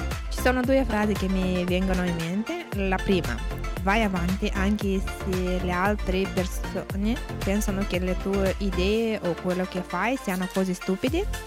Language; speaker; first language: Italian; non-native, learner; Romanian